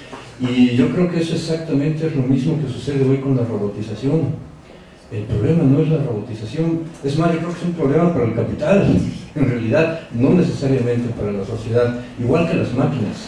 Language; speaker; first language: Spanish; native; Spanish